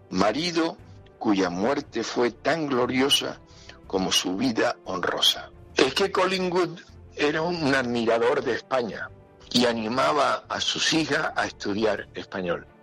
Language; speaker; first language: Spanish; native; Spanish